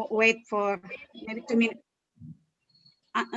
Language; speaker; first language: English; non-native, learner; Indonesian